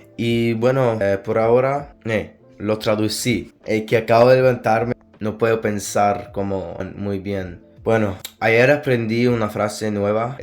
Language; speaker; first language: Spanish; non-native, learner; Azerbaijani